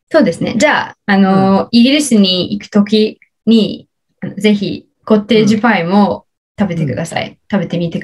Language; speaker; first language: Japanese; non-native, learner; English